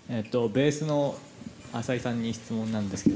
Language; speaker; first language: Japanese; native; Japanese